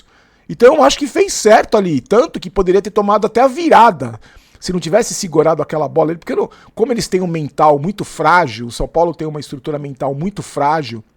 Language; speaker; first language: Portuguese; native; Portuguese